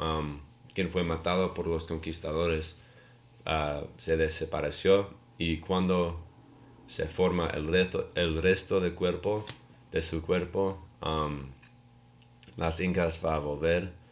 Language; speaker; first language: Spanish; non-native, learner; English